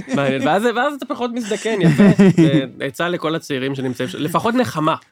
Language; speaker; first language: Hebrew; native; Hebrew